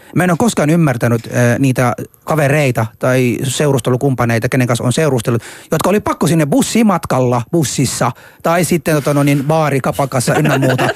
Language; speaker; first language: Finnish; early bilingual, other home language; Somali